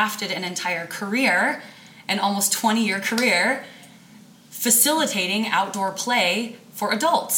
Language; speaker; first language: English; native; English